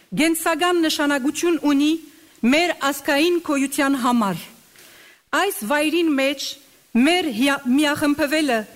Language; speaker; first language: Armenian; early bilingual, heritage; Armenian